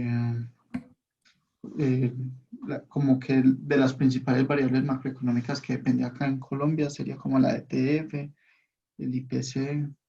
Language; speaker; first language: Spanish; native; Spanish